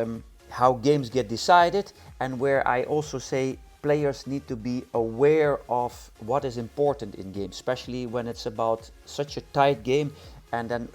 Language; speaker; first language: English; non-native, fluent; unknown